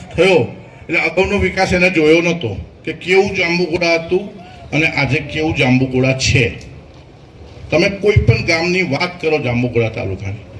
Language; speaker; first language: Gujarati; native; Gujarati